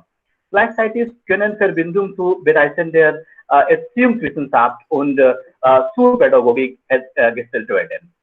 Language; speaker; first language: German; non-native, fluent; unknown